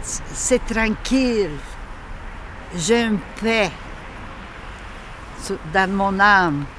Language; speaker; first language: French; non-native, local second language; Macedonian